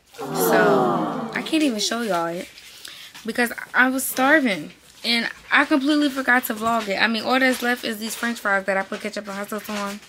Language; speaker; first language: English; native; English